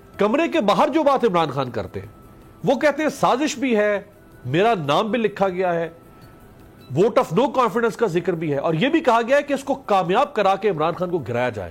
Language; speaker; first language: Urdu; native; Urdu